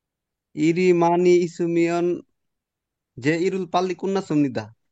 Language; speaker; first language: Korean; non-native, learner; Bangla